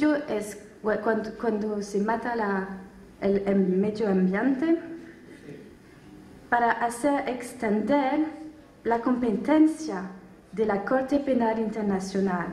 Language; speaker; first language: Spanish; non-native, fluent; French